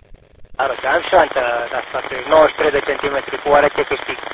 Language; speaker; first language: Romanian; native; Romanian